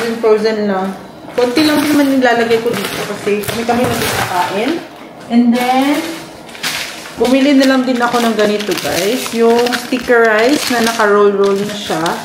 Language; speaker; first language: Filipino; non-native, local second language; Cebuano